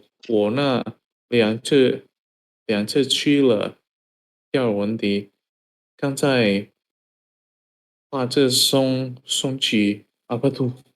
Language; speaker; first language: Chinese; non-native, learner; Indonesian